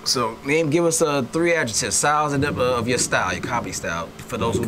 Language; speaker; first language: English; native; English